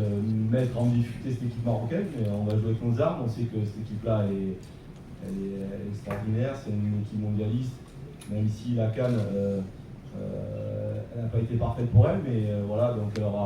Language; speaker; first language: French; native; French